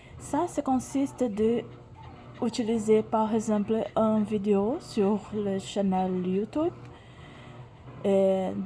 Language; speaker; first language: French; non-native, learner; Portuguese